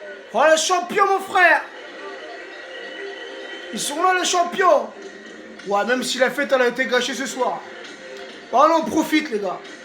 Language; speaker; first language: French; native; French